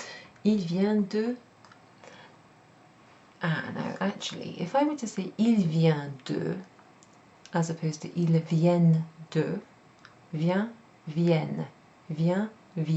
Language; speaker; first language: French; non-native, fluent; English